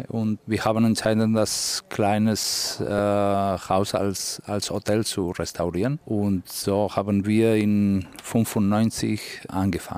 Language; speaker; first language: German; non-native, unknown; Catalan